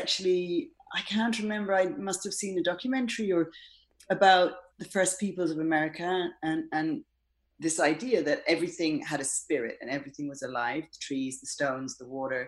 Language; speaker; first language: English; native; English